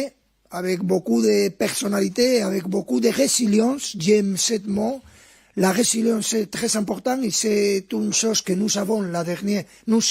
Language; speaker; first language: French; non-native, fluent; Spanish